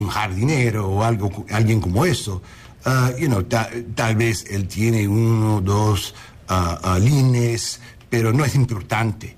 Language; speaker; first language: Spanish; non-native, learner; English